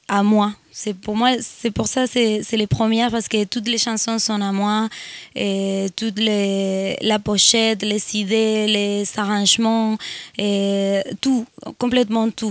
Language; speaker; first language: French; non-native, fluent; Spanish